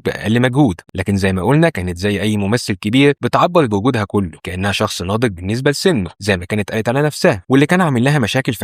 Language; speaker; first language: Arabic; native; Arabic